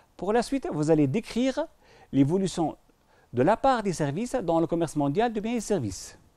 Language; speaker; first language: French; non-native, local second language; Arabic